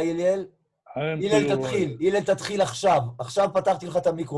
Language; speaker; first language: Hebrew; native; Hebrew